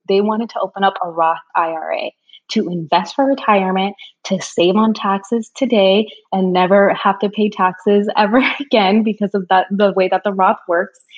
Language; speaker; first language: English; early bilingual, other home language; Spanish